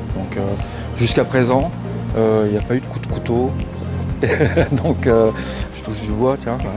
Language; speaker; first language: French; native; French